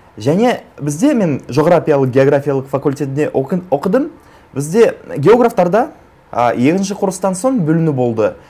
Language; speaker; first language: Kazakh; non-native, local second language; Russian